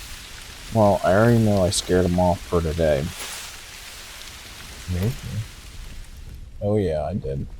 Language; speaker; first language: English; native; English